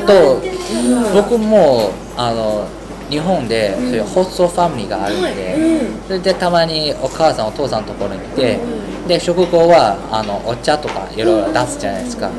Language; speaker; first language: Japanese; non-native, fluent; Chinese